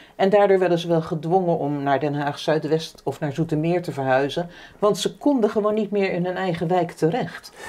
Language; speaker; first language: Dutch; native; Dutch